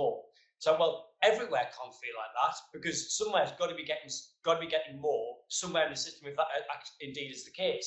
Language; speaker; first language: English; native; English